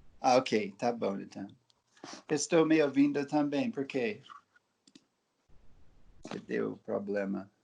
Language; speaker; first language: Portuguese; non-native, fluent; English